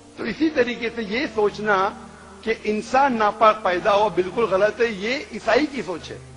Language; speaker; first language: Urdu; non-native, local second language; Konkani